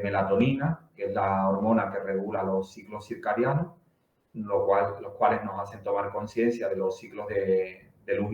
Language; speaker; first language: Spanish; native; Spanish